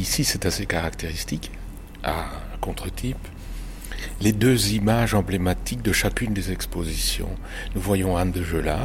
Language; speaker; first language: French; native; French